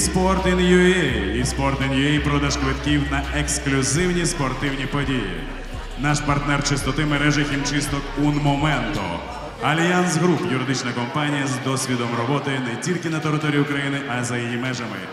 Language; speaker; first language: Ukrainian; native; Ukrainian